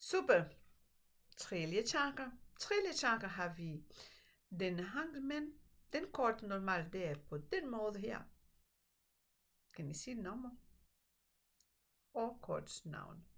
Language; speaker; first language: Danish; non-native, fluent; Portuguese